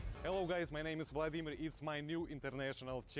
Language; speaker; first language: English; non-native, learner; Russian